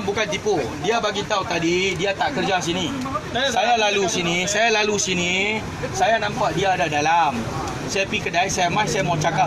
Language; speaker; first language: Malay; native; Malay